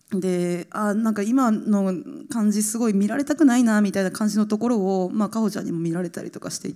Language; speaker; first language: Japanese; native; Japanese